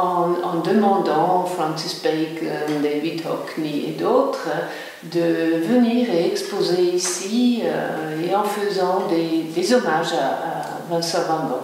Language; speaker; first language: French; non-native, local second language; German